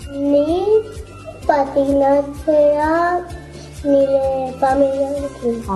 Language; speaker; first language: Basque; non-native, local second language; Spanish